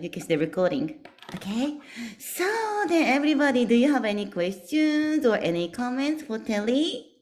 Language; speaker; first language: English; non-native, fluent; Japanese